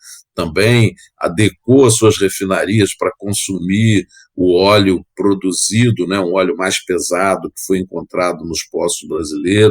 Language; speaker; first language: Portuguese; native; Portuguese